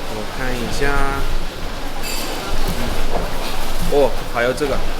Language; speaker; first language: Chinese; non-native, learner; Dutch